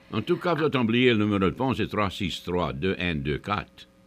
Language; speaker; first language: French; early bilingual, heritage; French